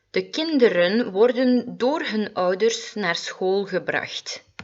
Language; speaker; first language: Dutch; non-native, fluent; French